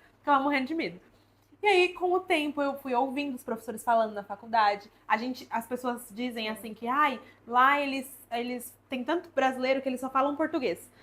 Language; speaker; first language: Portuguese; native; Portuguese